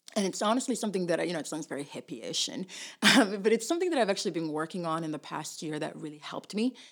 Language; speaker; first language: English; early bilingual, other home language; Somali